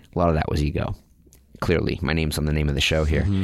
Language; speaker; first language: English; native; English